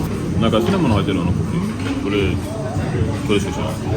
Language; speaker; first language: Japanese; non-native, fluent; French